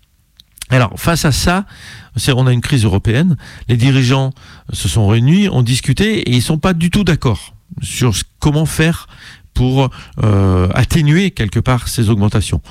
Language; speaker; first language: French; native; French